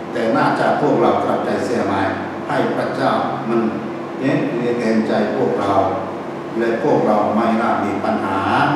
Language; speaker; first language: Thai; non-native, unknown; Korean